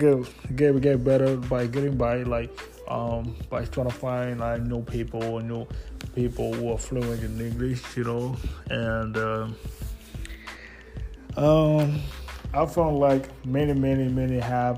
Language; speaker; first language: English; non-native, fluent; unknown